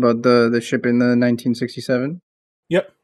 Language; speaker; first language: English; native; English